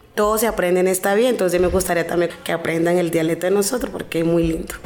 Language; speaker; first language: Spanish; non-native, local second language; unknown